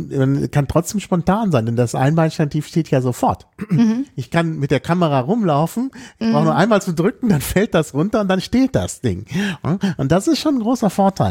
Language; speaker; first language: German; native; German